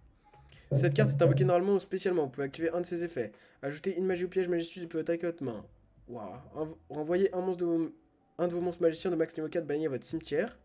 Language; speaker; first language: French; native; French